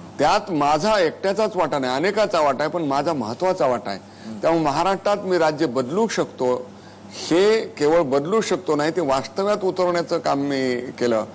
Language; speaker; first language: Marathi; native; Marathi